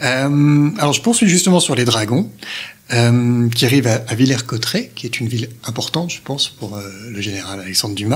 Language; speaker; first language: French; native; French